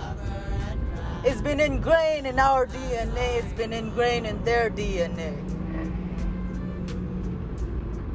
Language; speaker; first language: English; non-native, local second language; Cebuano